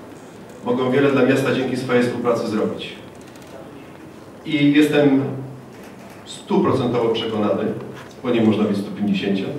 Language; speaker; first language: Polish; native; Polish